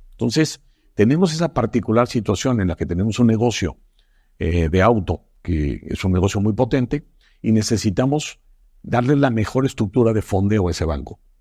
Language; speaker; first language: Spanish; native; Spanish